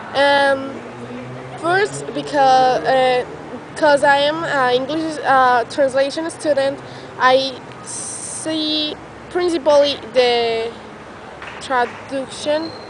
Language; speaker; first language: English; non-native, learner; Spanish